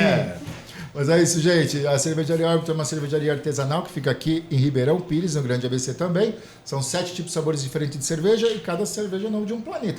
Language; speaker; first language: Portuguese; native; Portuguese